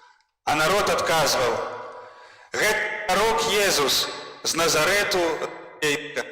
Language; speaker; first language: Belarusian; native; Belarusian